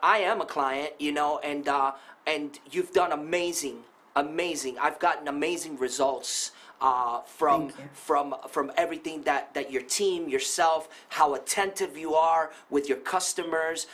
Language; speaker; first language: English; non-native, fluent; Spanish